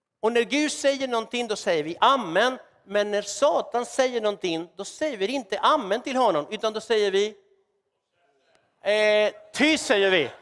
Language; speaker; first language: Swedish; non-native, fluent; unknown